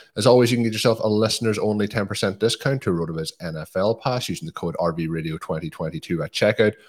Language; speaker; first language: English; native; English